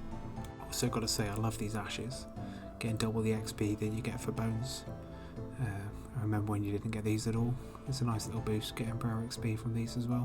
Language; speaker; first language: English; native; English